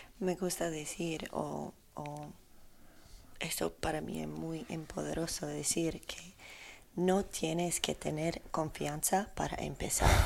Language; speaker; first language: Spanish; non-native, learner; Polish